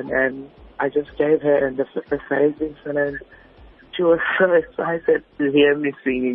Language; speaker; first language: English; non-native, local second language; Zulu